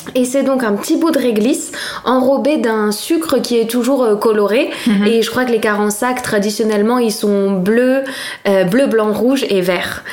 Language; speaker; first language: French; native; French